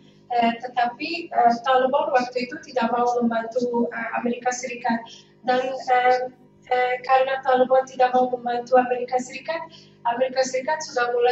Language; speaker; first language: Indonesian; non-native, fluent; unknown